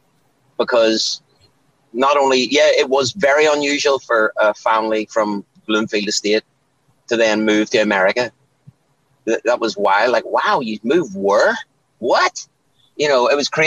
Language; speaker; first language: English; native; English